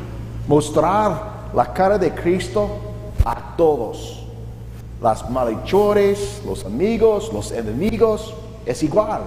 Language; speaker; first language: Spanish; non-native, learner; English